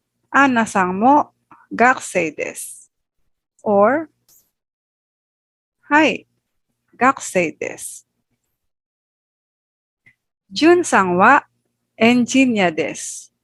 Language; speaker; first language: Japanese; non-native, fluent; Filipino